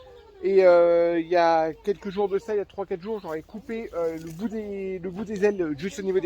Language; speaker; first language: French; native; French